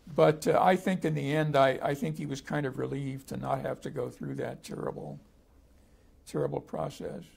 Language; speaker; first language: English; native; English